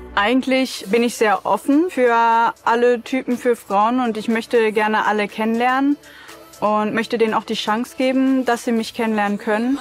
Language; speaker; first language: German; native; German